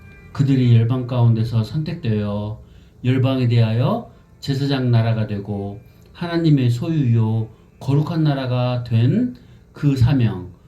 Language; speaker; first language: Korean; native; Korean